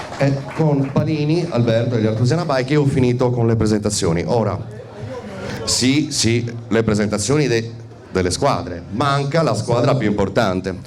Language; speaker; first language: Italian; native; Italian